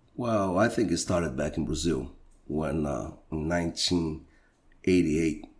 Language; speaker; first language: English; non-native, fluent; Portuguese